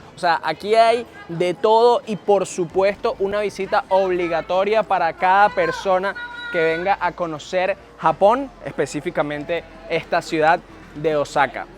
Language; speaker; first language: Spanish; native; Spanish